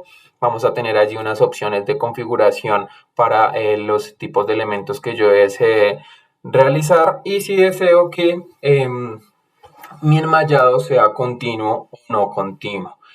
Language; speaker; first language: Spanish; native; Spanish